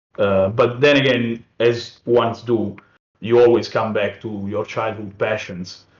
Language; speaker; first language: English; non-native, fluent; Italian